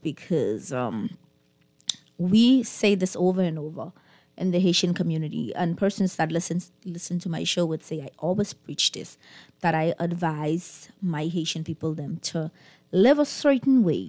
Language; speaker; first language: English; non-native, fluent; Haitian Creole